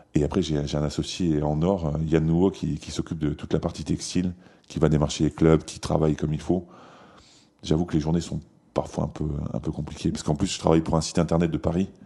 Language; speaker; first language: French; native; French